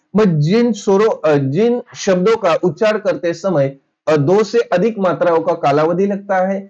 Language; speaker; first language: Hindi; non-native, local second language; Marathi